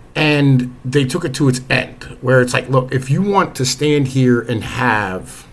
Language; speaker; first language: English; native; English